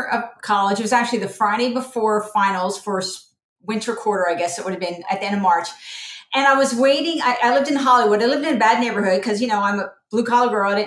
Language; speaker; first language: English; native; English